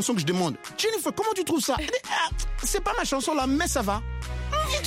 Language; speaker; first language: French; non-native, local second language; Lingala